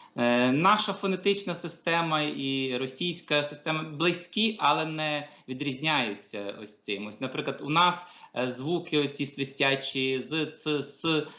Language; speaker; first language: Ukrainian; native; Ukrainian